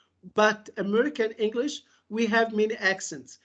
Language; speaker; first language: English; non-native, fluent; Arabic